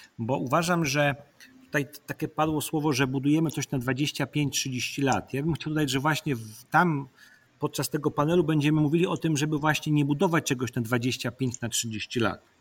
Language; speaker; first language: Polish; native; Polish